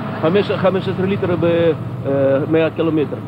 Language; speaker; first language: Hebrew; non-native, learner; Russian